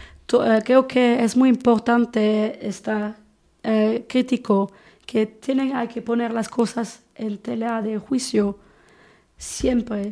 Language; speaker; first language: Spanish; non-native, fluent; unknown